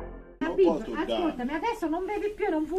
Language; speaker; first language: Italian; native; Italian